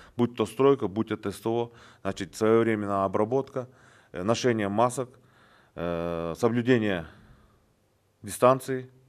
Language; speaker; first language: Russian; non-native, local second language; Kyrgyz